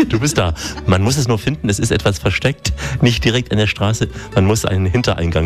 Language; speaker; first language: German; native; German